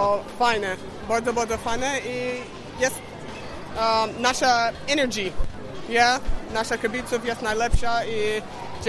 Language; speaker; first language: Polish; non-native, learner; English